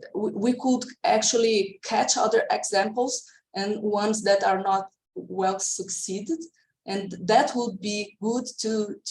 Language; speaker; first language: English; non-native, fluent; Portuguese